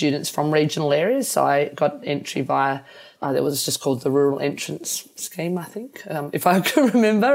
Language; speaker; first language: English; native; English